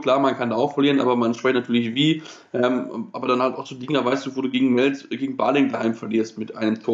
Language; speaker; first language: German; native; German